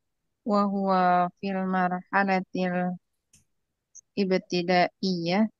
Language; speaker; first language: Arabic; non-native, learner; Indonesian